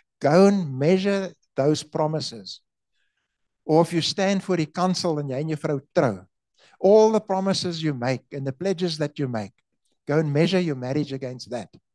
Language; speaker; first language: English; non-native, local second language; Afrikaans